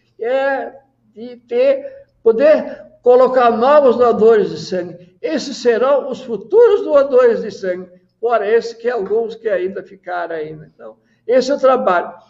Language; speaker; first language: Portuguese; native; Portuguese